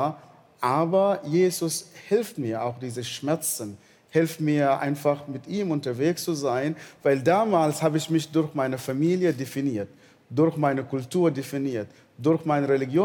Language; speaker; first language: German; non-native, fluent; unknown